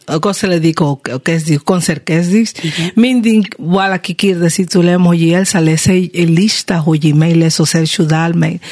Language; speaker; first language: Hungarian; non-native, learner; Spanish